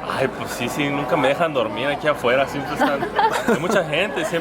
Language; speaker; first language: Spanish; native; Spanish